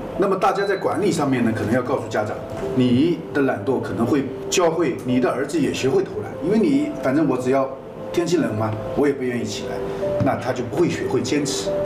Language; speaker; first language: Chinese; native; Chinese